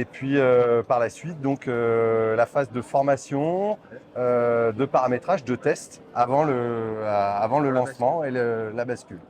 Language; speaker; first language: French; native; French